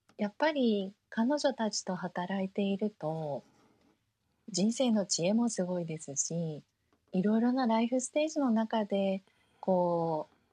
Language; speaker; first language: Japanese; early bilingual, heritage; Japanese